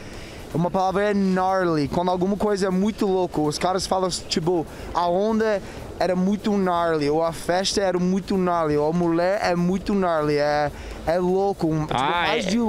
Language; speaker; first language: Portuguese; non-native, fluent; English